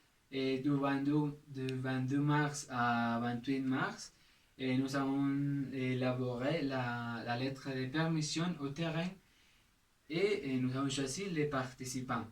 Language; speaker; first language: French; non-native, learner; Spanish